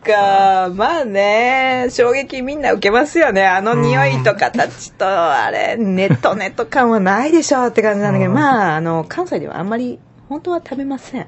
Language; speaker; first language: Japanese; native; Japanese